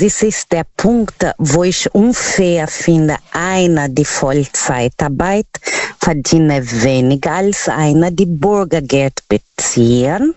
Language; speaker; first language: German; non-native, learner; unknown